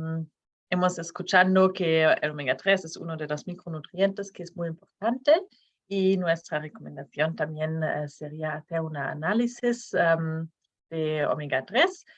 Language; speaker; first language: Spanish; non-native, fluent; Norwegian